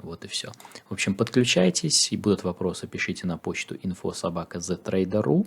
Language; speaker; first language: Russian; native; Russian